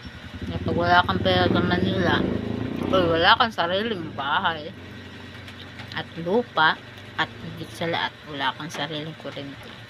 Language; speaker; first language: Filipino; non-native, local second language; Cebuano